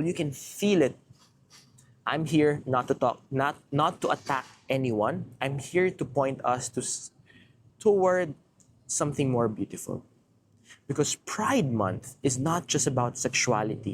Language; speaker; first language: English; non-native, local second language; Filipino